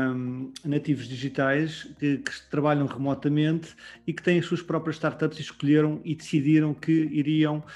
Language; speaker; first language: Portuguese; native; Portuguese